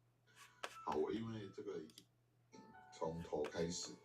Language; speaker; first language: Chinese; native; Chinese